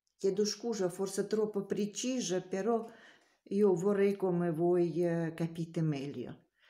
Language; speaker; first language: Italian; non-native, learner; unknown